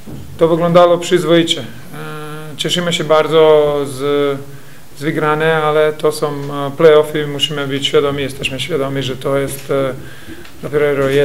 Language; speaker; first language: Polish; non-native, fluent; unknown